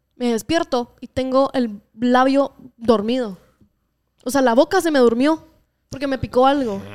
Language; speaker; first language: Spanish; native; Spanish